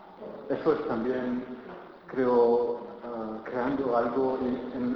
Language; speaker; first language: Spanish; non-native, fluent; French